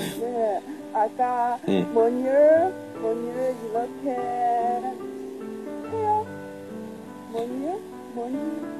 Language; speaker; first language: Korean; non-native, learner; Chinese